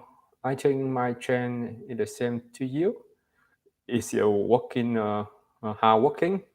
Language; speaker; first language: English; non-native, learner; Vietnamese